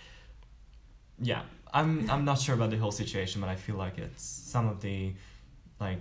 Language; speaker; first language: English; non-native, fluent; Hungarian